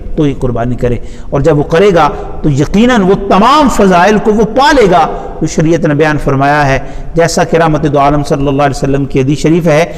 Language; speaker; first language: Urdu; non-native, local second language; Punjabi